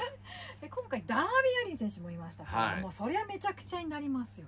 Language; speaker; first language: Japanese; native; Japanese